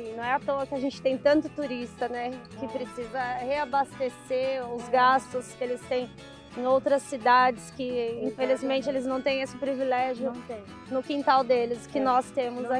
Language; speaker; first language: Portuguese; native; Portuguese